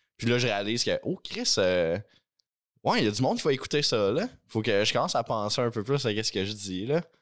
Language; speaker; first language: French; native; French